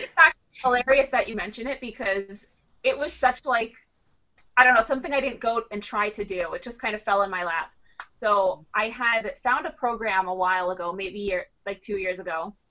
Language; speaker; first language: English; native; English